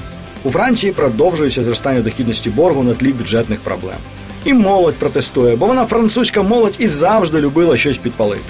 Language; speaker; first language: Ukrainian; native; Ukrainian